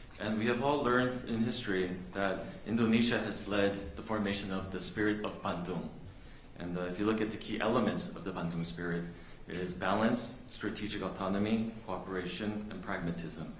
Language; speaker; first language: English; non-native, fluent; Korean